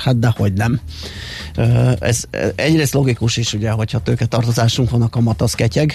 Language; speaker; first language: Hungarian; native; Hungarian